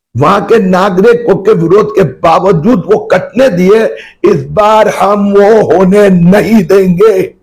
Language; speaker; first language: Hindi; non-native, local second language; Marathi